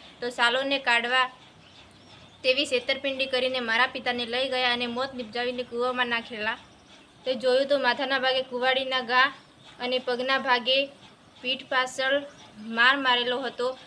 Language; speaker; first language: Gujarati; native; Gujarati